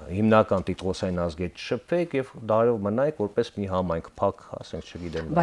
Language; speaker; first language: Armenian; native; Armenian